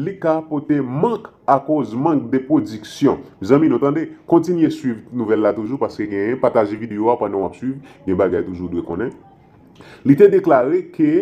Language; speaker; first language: Haitian Creole; native; Haitian Creole